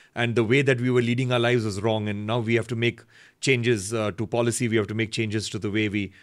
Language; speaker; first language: English; native; English